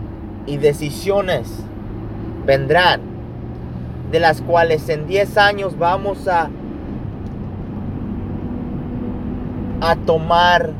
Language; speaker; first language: Spanish; early bilingual, heritage; Spanish